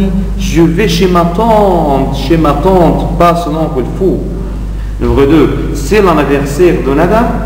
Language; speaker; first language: French; non-native, fluent; Arabic